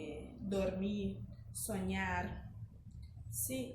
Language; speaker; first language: Spanish; non-native, fluent; Portuguese